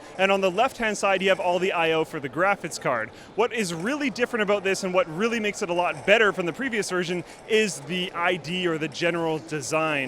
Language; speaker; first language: English; native; English